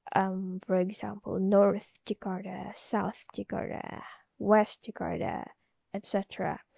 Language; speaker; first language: English; non-native, learner; Indonesian